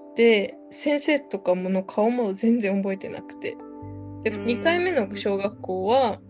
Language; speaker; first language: Japanese; early bilingual, other home language; Spanish